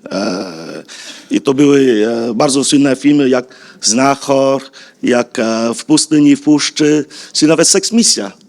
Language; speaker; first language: Polish; non-native, fluent; Vietnamese